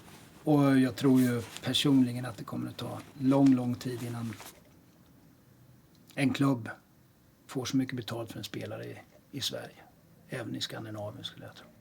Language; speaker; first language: Swedish; native; Swedish